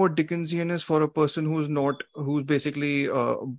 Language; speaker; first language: English; non-native, local second language; Hindi